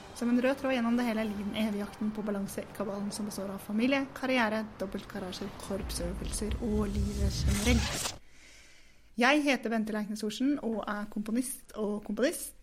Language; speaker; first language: Norwegian; native; Norwegian